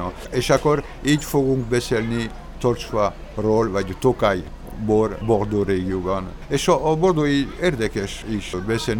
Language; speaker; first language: Hungarian; non-native, learner; French